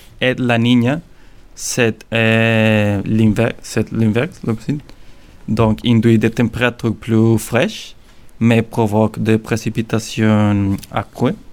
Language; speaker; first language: French; non-native, learner; Spanish